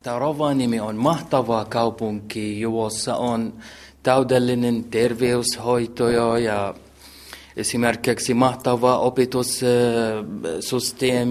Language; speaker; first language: Finnish; non-native, learner; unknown